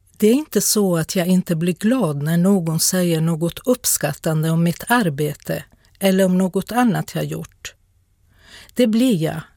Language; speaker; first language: Swedish; non-native, local second language; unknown